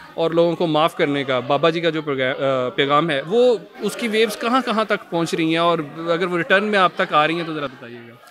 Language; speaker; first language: Urdu; non-native, local second language; Punjabi